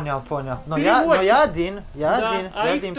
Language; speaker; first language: Russian; non-native, learner; Italian